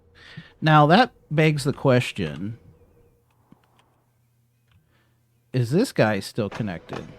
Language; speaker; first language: English; native; English